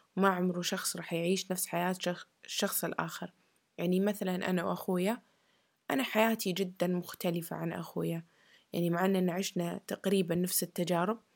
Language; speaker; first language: Arabic; early bilingual, heritage; Arabic